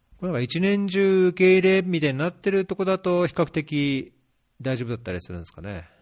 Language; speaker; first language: Japanese; native; Japanese